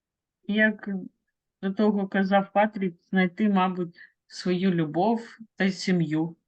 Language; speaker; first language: Ukrainian; non-native, local second language; Russian